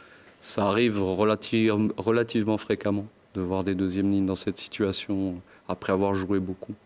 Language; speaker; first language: French; native; French